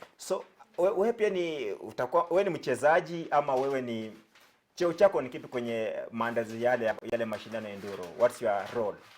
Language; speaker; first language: Swahili; native; Swahili